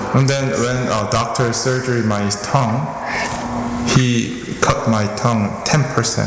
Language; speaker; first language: English; non-native, fluent; Korean